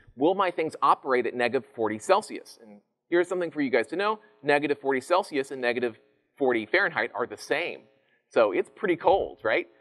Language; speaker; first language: English; native; English